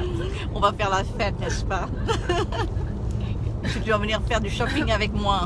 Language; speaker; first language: French; non-native, fluent; Thai